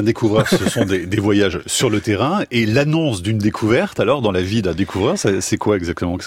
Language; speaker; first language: French; native; French